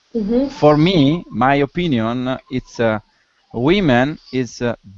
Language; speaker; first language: English; non-native, learner; Italian